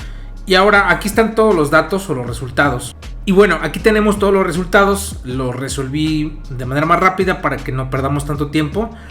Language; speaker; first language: Spanish; native; Spanish